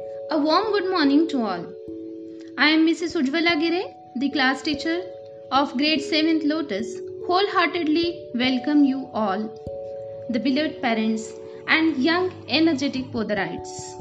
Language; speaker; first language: English; non-native, local second language; Marathi